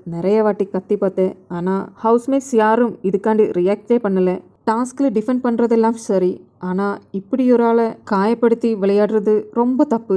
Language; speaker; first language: Tamil; non-native, fluent; Malayalam